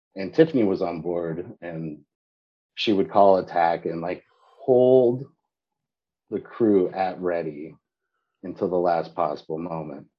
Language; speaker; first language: English; native; English